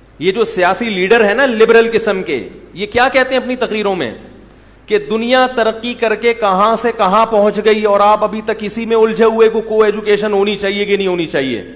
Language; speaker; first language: Urdu; native; Urdu